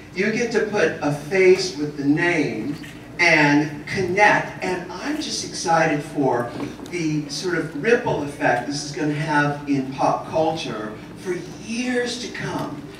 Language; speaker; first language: English; native; English